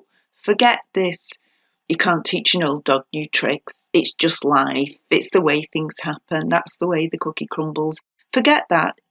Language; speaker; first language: English; native; English